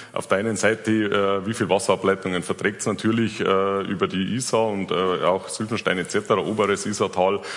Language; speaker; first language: German; native; German